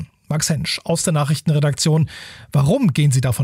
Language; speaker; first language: German; native; German